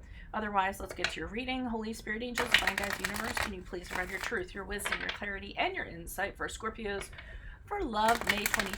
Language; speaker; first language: English; native; English